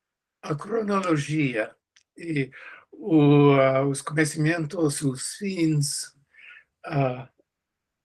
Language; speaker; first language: Portuguese; non-native, learner; English